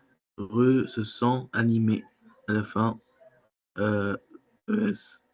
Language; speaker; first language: French; non-native, learner; Arabic